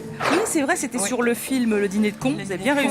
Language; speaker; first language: French; native; French